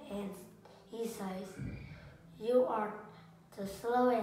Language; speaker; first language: English; non-native, learner; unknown